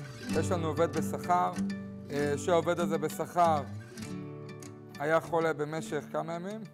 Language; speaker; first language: Hebrew; native; Hebrew